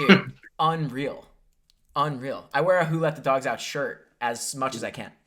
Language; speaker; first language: English; native; English